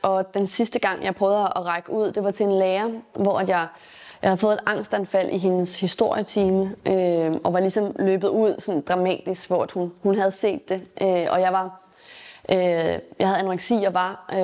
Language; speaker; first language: Danish; native; Danish